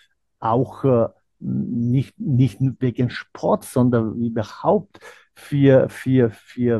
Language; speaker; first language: German; non-native, fluent; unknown